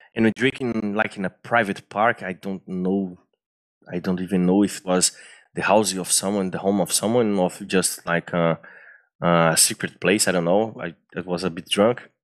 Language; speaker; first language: English; non-native, fluent; Portuguese